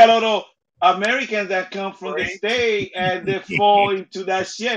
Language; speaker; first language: English; non-native, fluent; Spanish